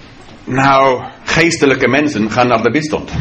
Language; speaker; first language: Dutch; non-native, fluent; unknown